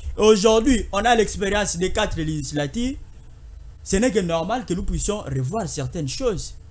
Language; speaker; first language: French; non-native, local second language; Lingala